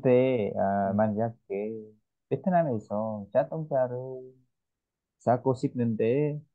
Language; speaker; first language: Korean; non-native, learner; Vietnamese